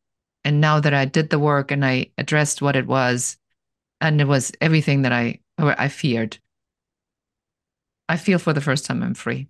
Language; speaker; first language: English; non-native, fluent; German